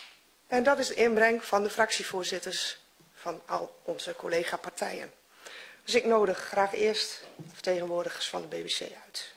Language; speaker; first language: Dutch; native; Dutch